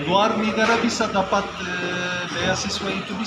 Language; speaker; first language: Indonesian; non-native, learner; English